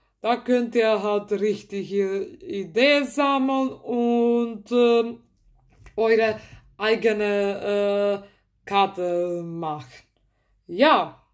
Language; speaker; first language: German; early bilingual, other home language; Macedonian